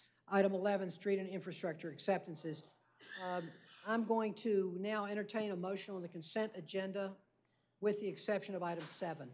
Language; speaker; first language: English; native; English